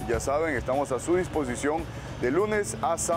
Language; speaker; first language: Spanish; native; Spanish